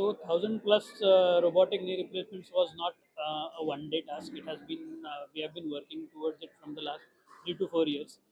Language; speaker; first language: English; non-native, local second language; Marathi